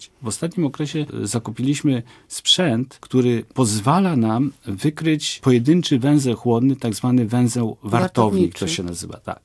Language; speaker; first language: Polish; native; Polish